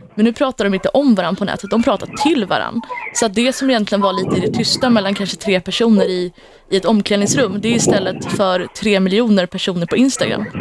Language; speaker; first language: Swedish; native; Swedish